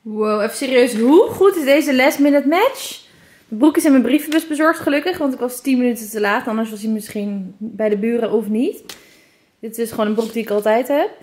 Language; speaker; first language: Dutch; native; Dutch